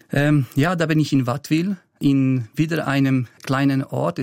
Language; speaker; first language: German; early bilingual, other home language; Bosnian